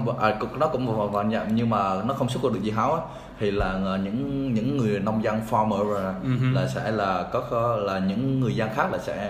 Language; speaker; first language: Vietnamese; native; Vietnamese